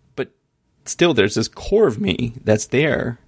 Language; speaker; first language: English; native; English